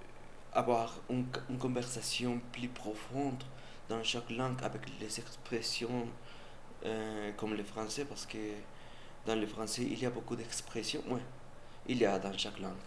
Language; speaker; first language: French; non-native, learner; Spanish